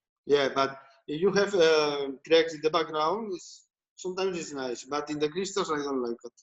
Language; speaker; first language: English; non-native, learner; Spanish